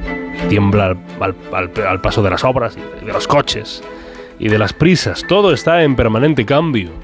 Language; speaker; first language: Spanish; native; Spanish